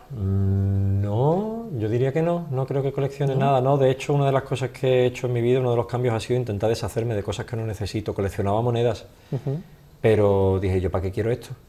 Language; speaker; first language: Spanish; native; Spanish